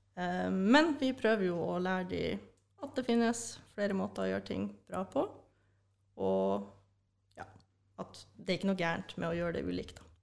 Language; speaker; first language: Norwegian; native; Norwegian